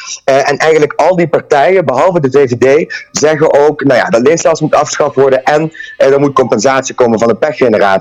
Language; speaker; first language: Dutch; native; Dutch